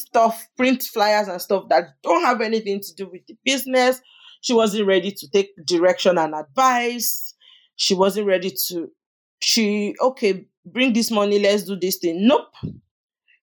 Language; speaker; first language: English; non-native, local second language; Yoruba